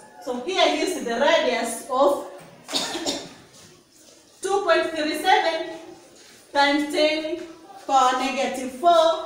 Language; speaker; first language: English; non-native, local second language; Swahili